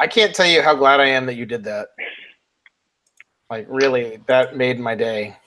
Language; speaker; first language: English; native; English